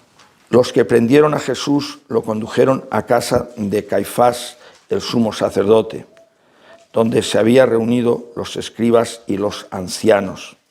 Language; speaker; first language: Spanish; native; Spanish